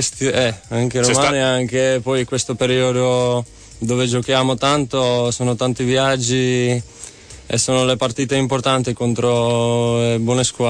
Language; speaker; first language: Italian; non-native, fluent; Czech